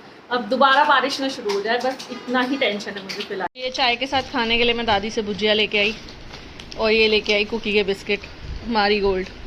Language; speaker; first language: Hindi; native; Hindi